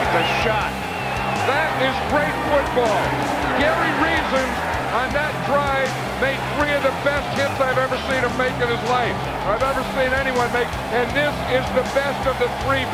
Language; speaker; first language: English; native; English